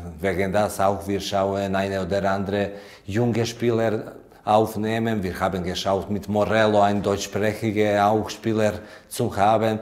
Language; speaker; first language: German; non-native, learner; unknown